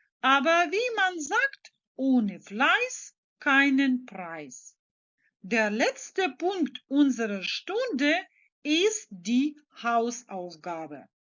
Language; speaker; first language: German; non-native, fluent; Ukrainian